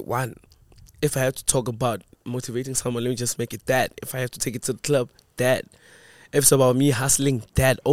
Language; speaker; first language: English; non-native, local second language; Zulu